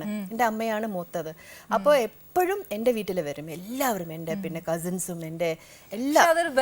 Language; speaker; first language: Malayalam; non-native, fluent; Telugu